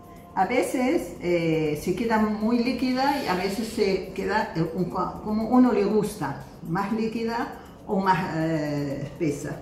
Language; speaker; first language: Spanish; non-native, fluent; Arabic